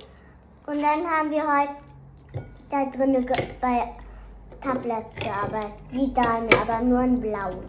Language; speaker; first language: Vietnamese; early bilingual, heritage; Vietnamese